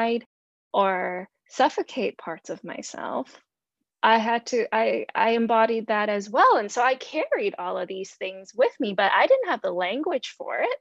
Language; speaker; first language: English; non-native, local second language; Cantonese